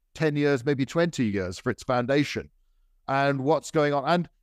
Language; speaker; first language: English; native; English